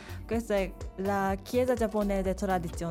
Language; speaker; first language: Italian; non-native, learner; Japanese